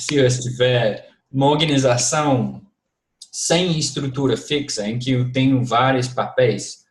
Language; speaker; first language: Portuguese; non-native, fluent; English